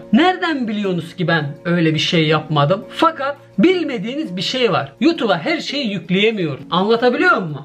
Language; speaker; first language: Turkish; early bilingual, heritage; Turkish